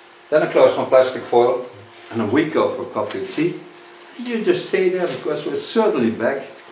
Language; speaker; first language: English; non-native, fluent; Dutch